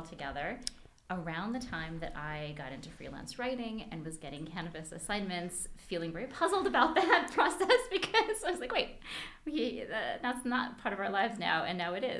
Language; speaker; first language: English; native; English